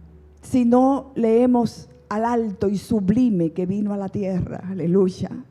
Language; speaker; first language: Spanish; native; Spanish